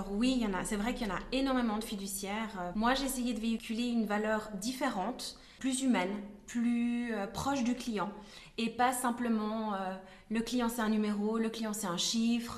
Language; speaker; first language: French; native; French